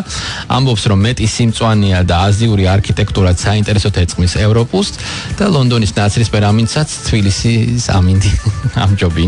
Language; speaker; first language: Georgian; native; Georgian